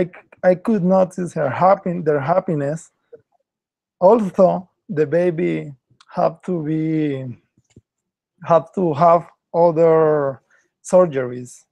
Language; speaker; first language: English; non-native, learner; Spanish